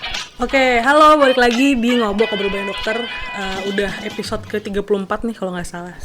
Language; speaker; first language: Indonesian; native; Indonesian